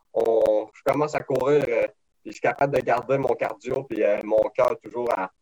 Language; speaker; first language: French; native; French